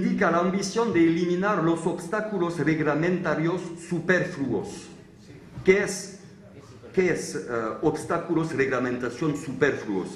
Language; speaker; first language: Spanish; non-native, fluent; French